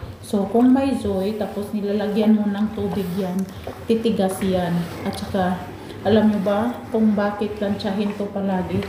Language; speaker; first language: Filipino; non-native, local second language; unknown